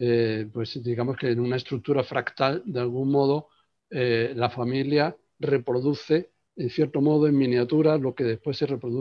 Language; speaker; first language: Spanish; native; Spanish